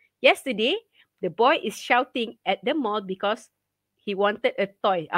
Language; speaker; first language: English; non-native, local second language; Malay